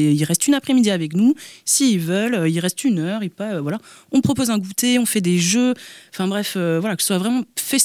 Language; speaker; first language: French; native; French